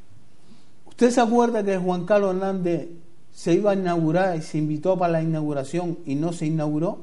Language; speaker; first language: Spanish; native; Spanish